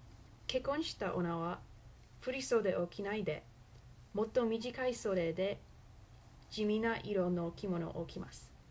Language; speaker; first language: Japanese; non-native, learner; English